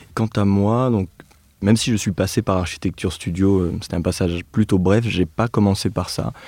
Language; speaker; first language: French; native; French